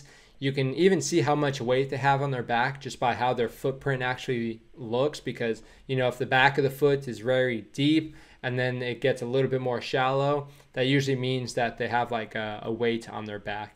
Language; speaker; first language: English; native; English